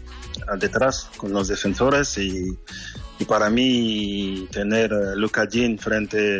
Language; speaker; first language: Spanish; non-native, fluent; French